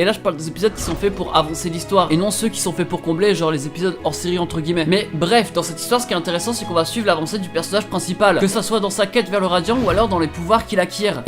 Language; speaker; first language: French; native; French